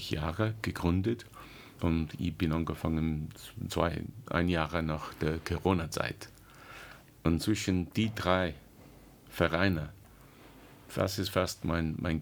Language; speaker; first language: German; non-native, fluent; English